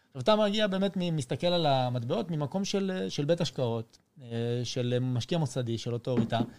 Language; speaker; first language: Hebrew; early bilingual, other home language; French